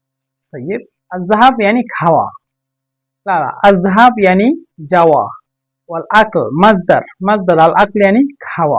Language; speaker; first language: Arabic; non-native, fluent; Bangla